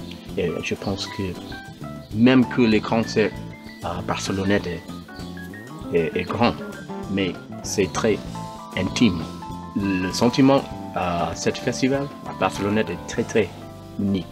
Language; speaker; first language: French; non-native, learner; English